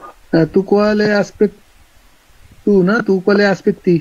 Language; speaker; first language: Italian; non-native, learner; Bangla